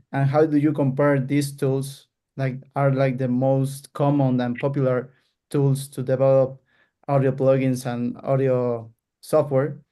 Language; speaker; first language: English; non-native, fluent; Spanish